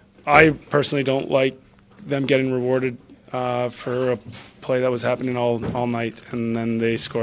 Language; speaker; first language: English; native; English